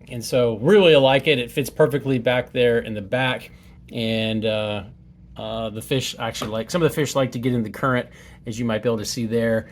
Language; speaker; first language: English; native; English